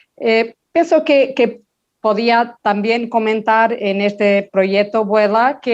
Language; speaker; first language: Spanish; non-native, local second language; Portuguese